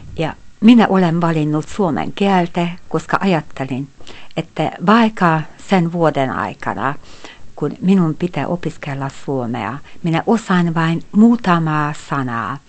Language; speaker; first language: Finnish; non-native, fluent; Hungarian